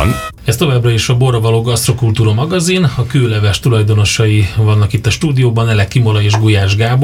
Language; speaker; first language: Hungarian; native; Hungarian